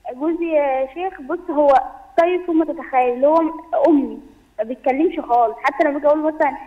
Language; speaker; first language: Arabic; native; Arabic